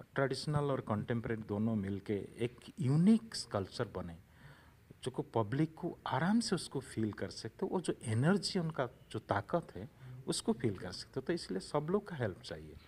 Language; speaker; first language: Hindi; non-native, local second language; Odia